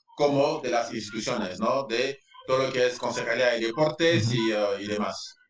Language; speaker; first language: Spanish; non-native, fluent; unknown